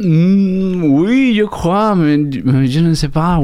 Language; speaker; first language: French; non-native, learner; Spanish